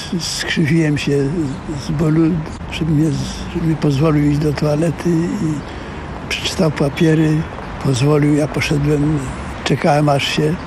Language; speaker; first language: Polish; native; Polish